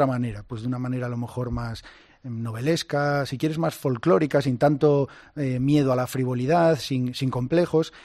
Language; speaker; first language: Spanish; native; Spanish